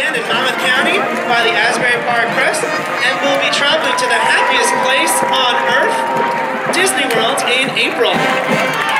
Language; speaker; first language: English; native; English